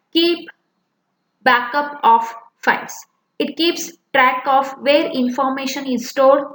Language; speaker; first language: English; non-native, local second language; Kannada